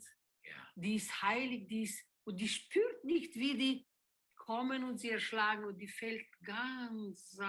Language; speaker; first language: German; non-native, fluent; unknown